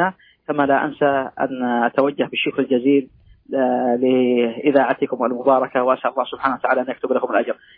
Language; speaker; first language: Arabic; native; Arabic